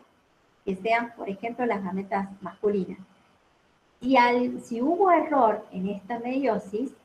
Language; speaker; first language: Spanish; native; Spanish